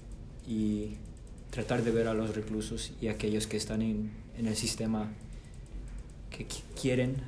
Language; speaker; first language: Spanish; early bilingual, heritage; Spanish